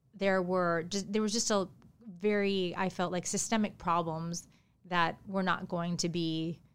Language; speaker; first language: English; early bilingual, other home language; Japanese